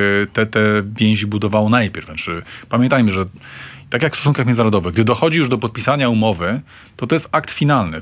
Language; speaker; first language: Polish; native; Polish